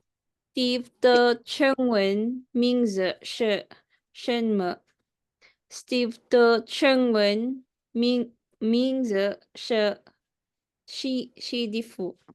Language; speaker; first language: Chinese; non-native, learner; Filipino